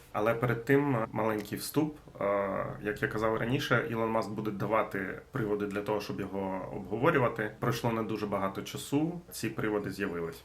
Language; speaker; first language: Ukrainian; non-native, local second language; Russian